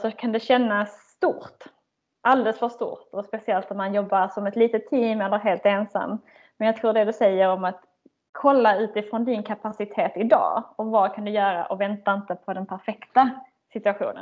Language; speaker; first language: Swedish; native; Swedish